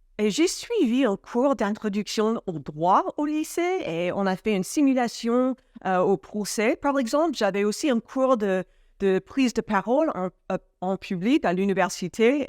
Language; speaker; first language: French; non-native, fluent; English